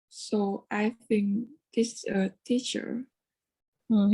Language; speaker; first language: English; non-native, learner; Vietnamese